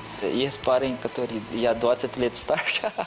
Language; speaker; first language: Russian; non-native, fluent; Portuguese